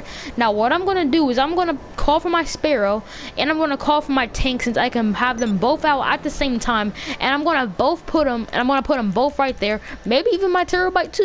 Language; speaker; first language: English; native; English